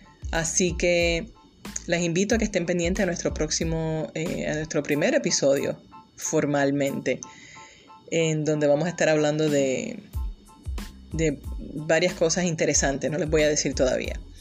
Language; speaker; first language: Spanish; early bilingual, heritage; Spanish